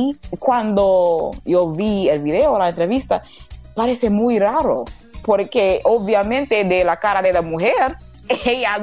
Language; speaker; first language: Spanish; non-native, learner; English